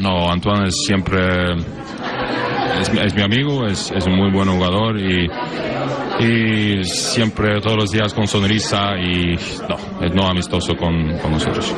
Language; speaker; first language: Spanish; non-native, learner; Norwegian